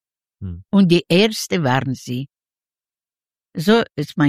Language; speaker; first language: German; non-native, learner; Yiddish